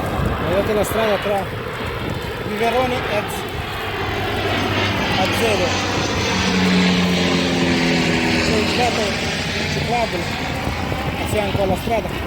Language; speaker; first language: Italian; non-native, fluent; Romanian